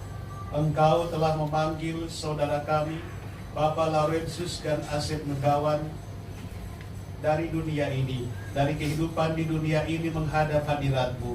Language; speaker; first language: Indonesian; native; Indonesian